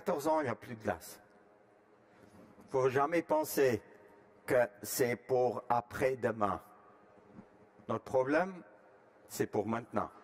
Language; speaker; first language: French; non-native, fluent; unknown